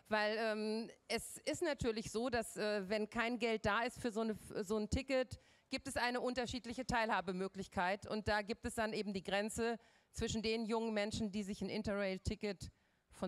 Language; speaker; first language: German; native; German